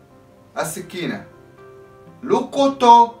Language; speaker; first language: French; non-native, fluent; Arabic